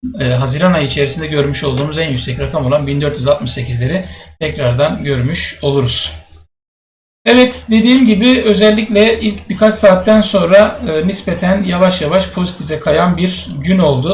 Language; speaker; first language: Turkish; native; Turkish